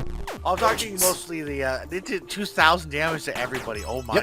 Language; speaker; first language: English; native; English